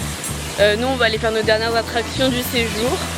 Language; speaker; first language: French; native; French